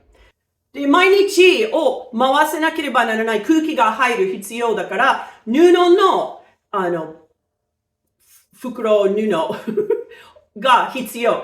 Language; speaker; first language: Japanese; non-native, fluent; English